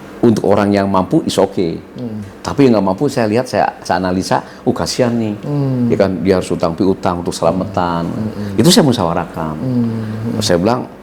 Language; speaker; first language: Indonesian; non-native, local second language; Sundanese